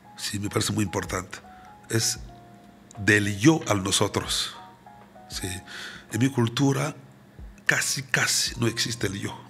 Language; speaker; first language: Spanish; non-native, fluent; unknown